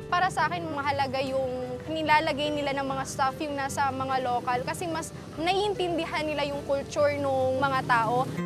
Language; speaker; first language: Filipino; non-native, local second language; Maguindanaon